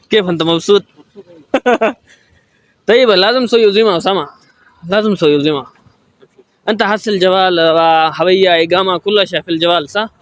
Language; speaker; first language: Arabic; non-native, learner; Urdu